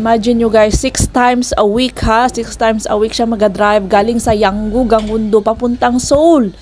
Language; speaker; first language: Filipino; non-native, local second language; Cebuano